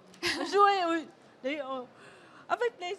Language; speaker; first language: French; non-native, fluent; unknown